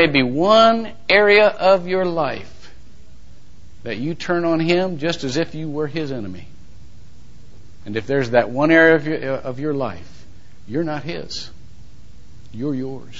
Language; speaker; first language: English; native; English